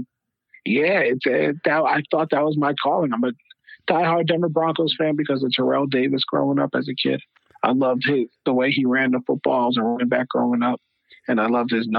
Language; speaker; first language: English; native; English